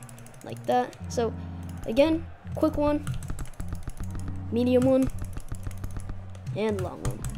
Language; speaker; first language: English; native; English